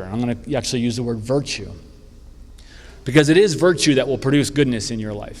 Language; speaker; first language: English; native; English